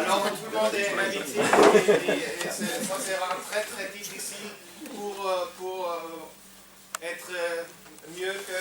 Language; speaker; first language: French; non-native, learner; German